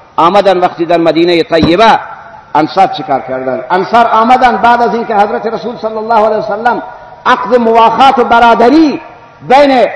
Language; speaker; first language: Persian; non-native, local second language; Baluchi